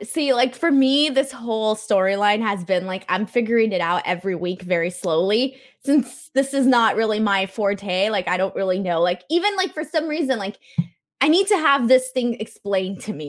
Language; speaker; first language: English; native; English